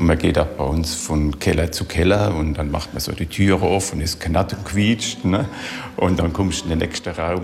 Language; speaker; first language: German; native; German